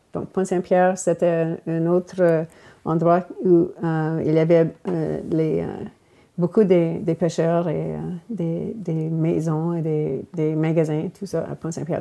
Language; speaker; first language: French; non-native, local second language; English